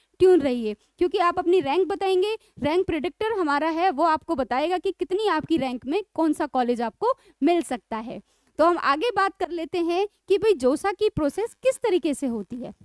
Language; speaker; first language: Hindi; native; Hindi